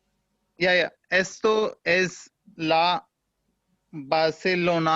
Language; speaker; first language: Spanish; non-native, learner; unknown